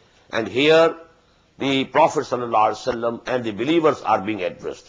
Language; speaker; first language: English; non-native, local second language; Punjabi